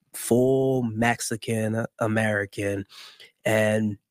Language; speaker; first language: English; early bilingual, other home language; Haitian Creole